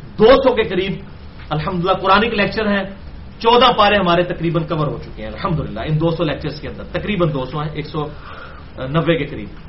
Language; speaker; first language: Urdu; non-native, local second language; Punjabi